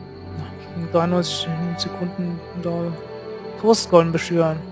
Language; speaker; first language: German; native; German